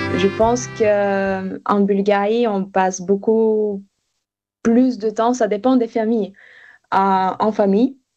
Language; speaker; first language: French; non-native, fluent; Bulgarian